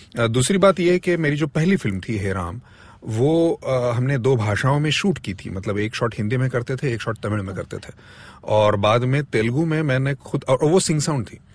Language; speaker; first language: Hindi; non-native, local second language; Marathi